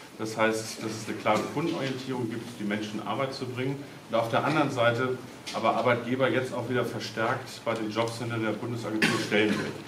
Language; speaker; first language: German; native; German